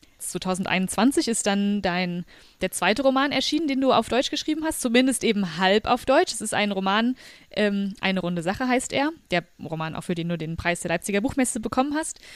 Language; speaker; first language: German; native; German